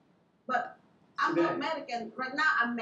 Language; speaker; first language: English; non-native, learner; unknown